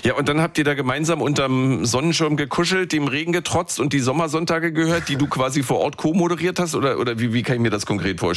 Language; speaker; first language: German; native; German